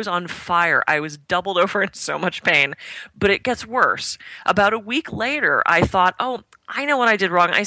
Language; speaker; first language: English; native; English